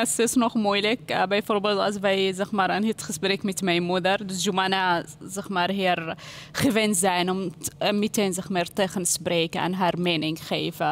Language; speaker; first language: Dutch; non-native, learner; Arabic